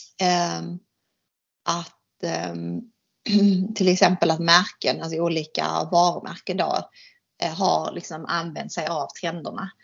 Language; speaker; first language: Swedish; native; Swedish